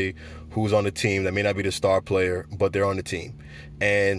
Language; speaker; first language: English; native; English